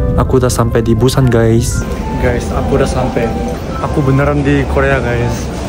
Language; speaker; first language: Indonesian; non-native, fluent; Korean